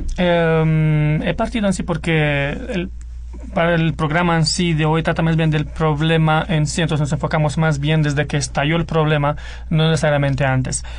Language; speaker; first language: Spanish; non-native, fluent; Romanian